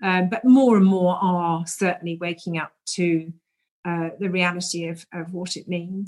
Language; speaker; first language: English; native; English